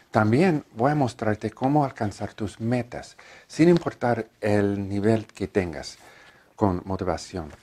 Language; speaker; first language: Spanish; non-native, learner; English